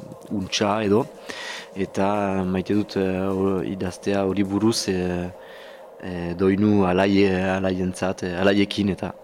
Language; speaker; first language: Basque; non-native, learner; French